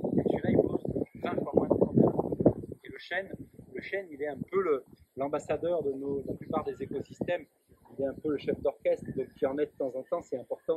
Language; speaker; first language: French; native; French